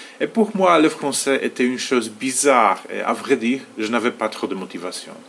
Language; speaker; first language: French; non-native, fluent; Polish